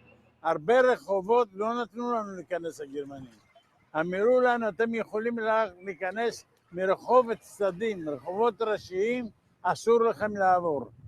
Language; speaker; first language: Hebrew; non-native, fluent; Ladino